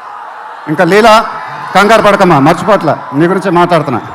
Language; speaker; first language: Telugu; native; Telugu